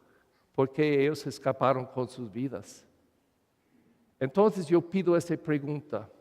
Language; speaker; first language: Spanish; non-native, learner; English